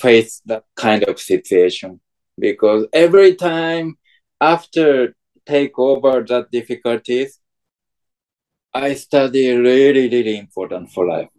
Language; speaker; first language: English; non-native, fluent; Japanese